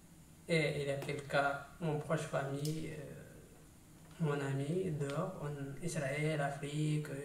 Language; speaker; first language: French; non-native, learner; Tigrinya